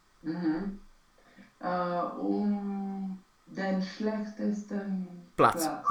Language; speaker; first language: German; non-native, learner; Romanian